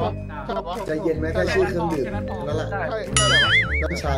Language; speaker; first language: Thai; native; Thai